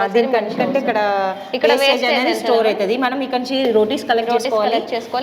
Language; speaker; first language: Telugu; native; Telugu